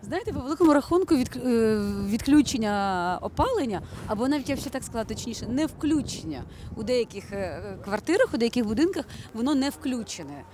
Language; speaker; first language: Ukrainian; native; Ukrainian